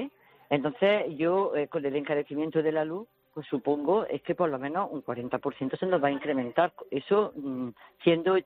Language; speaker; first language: Spanish; native; Spanish